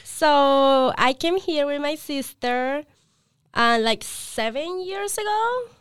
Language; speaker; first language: English; non-native, learner; Spanish